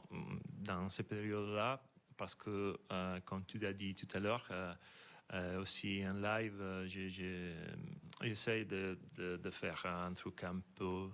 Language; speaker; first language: French; non-native, fluent; Italian